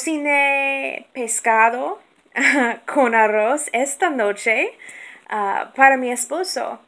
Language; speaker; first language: Spanish; non-native, learner; English